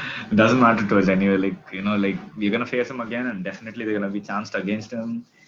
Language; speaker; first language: English; non-native, local second language; Tamil